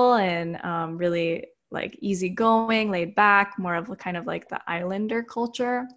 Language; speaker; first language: English; early bilingual, other home language; Filipino